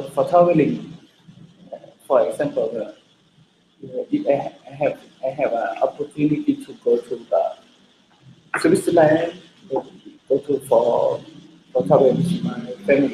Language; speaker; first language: English; non-native, learner; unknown